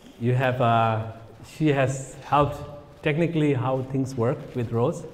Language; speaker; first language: English; non-native, fluent; Tibetan